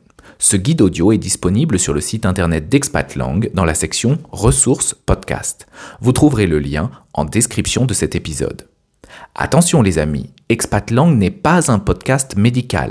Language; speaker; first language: French; native; French